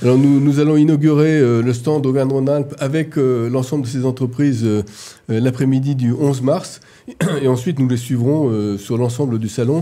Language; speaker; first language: French; native; French